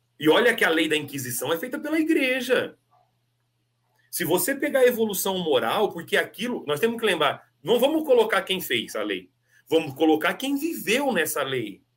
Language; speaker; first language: Portuguese; native; Portuguese